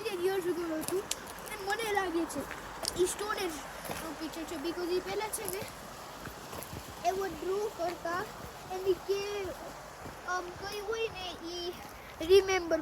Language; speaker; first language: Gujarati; early bilingual, heritage; Gujarati